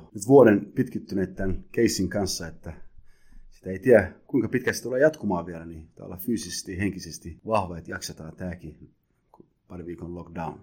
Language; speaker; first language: Finnish; early bilingual, other home language; Somali